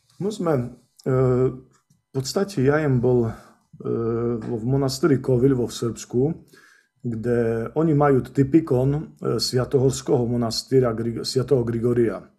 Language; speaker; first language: Slovak; non-native, local second language; Rusyn